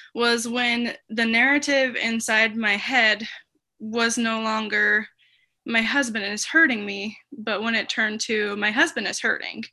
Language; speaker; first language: English; native; English